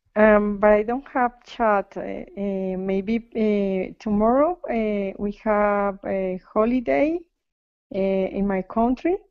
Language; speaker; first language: English; non-native, learner; Spanish